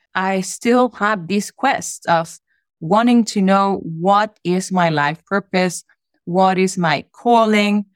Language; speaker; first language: English; non-native, fluent; Spanish